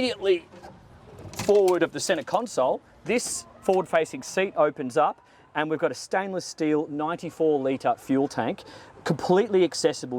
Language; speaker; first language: English; native; English